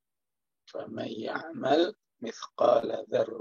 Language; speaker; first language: Arabic; non-native, fluent; Indonesian